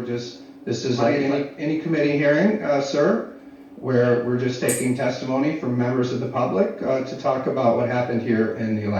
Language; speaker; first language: English; native; English